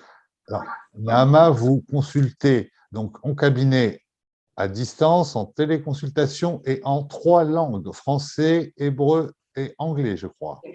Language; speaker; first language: French; native; French